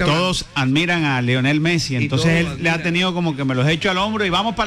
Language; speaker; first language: Spanish; native; Spanish